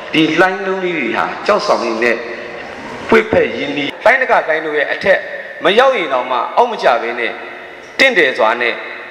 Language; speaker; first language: Burmese; native; Burmese